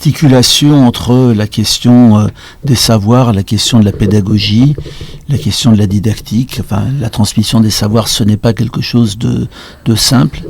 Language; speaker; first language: French; native; French